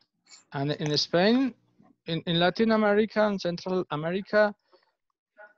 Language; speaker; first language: English; non-native, fluent; Spanish